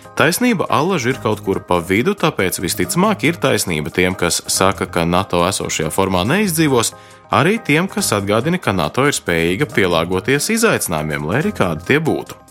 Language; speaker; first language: Latvian; early bilingual, heritage; Latvian